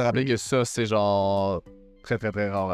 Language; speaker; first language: French; native; French